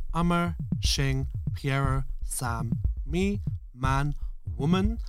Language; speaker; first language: English; non-native, local second language; Urdu